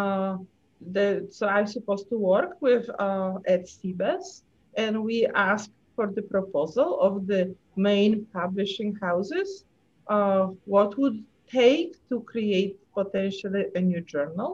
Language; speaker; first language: English; non-native, fluent; Polish